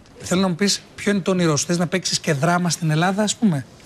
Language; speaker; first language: Greek; native; Greek